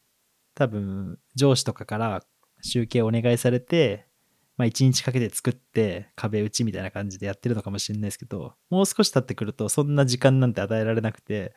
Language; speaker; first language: Japanese; native; Japanese